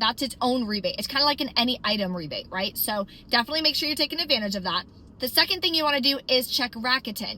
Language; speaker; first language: English; native; English